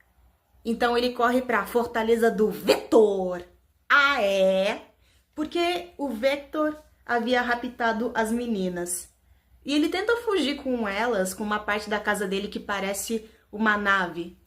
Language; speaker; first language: Portuguese; native; Portuguese